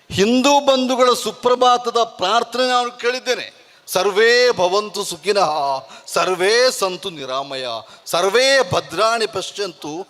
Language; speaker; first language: Kannada; non-native, local second language; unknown